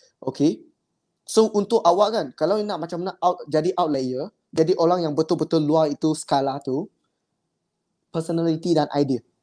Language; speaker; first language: Malay; non-native, local second language; Chinese